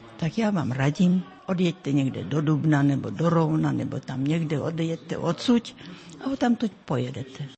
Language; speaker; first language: Czech; early bilingual, heritage; Czech